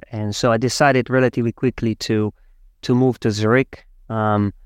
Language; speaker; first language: English; non-native, fluent; Italian